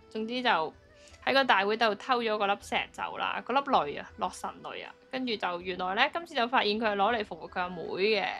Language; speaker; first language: Cantonese; early bilingual, heritage; Cantonese